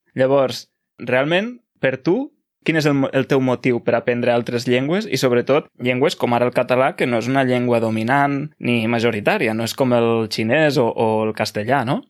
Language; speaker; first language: Catalan; native; Catalan